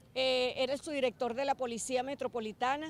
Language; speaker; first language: Spanish; native; Spanish